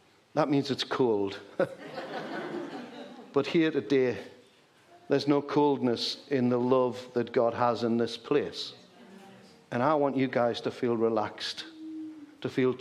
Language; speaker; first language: English; native; English